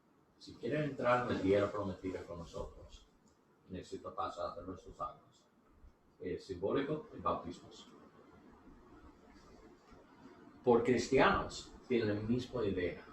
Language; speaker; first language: Spanish; non-native, learner; English